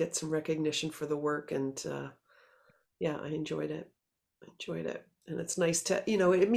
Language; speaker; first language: English; native; English